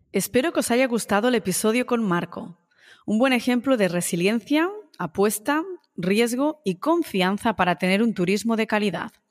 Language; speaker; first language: Spanish; native; Spanish